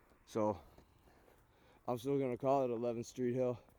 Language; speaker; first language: English; native; English